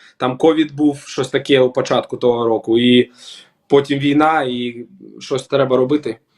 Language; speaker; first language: Ukrainian; non-native, local second language; Russian